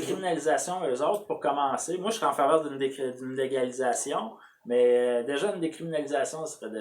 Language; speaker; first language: French; native; French